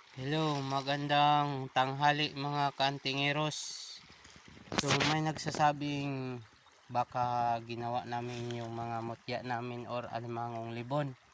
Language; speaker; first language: Filipino; non-native, local second language; Cebuano